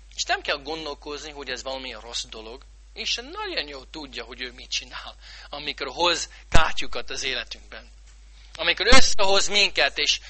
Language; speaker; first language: Hungarian; non-native, learner; English